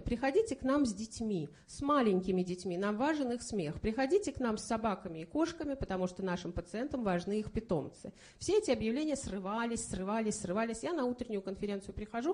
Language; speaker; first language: Russian; native; Russian